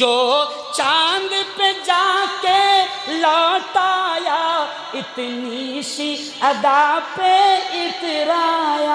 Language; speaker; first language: Urdu; native; Urdu